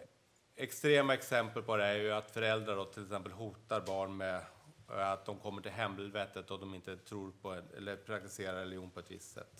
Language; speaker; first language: Swedish; native; Swedish